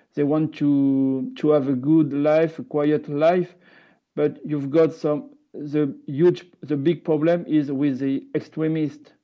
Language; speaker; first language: English; non-native, learner; French